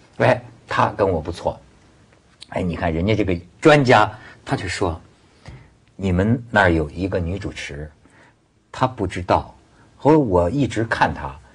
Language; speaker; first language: Chinese; native; Chinese